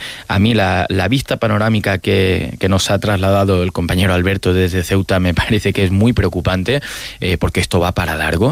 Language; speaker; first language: Spanish; native; Spanish